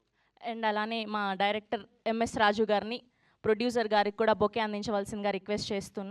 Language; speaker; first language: Telugu; native; Telugu